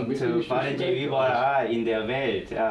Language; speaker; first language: German; non-native, learner; Korean